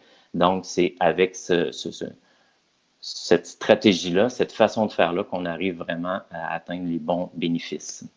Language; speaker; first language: French; native; French